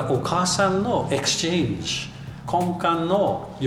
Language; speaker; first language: Japanese; non-native, learner; English